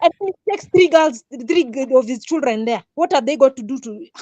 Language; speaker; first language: English; non-native, local second language; Swahili